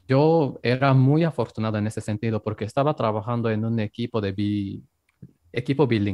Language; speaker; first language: Spanish; non-native, fluent; Japanese